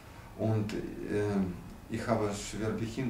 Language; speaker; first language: German; non-native, learner; Russian